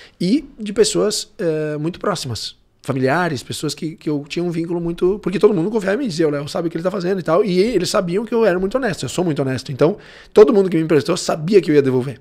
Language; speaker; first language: Portuguese; early bilingual, heritage; Portuguese